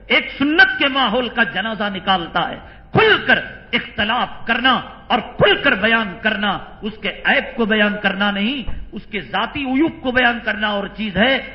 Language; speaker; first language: Urdu; native; Urdu